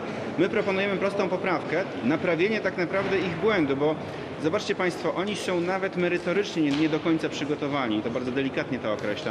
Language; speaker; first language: Polish; native; Polish